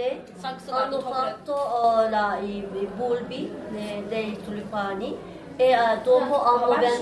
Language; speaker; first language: Italian; non-native, learner; Turkish